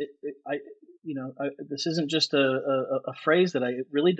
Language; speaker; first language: English; native; English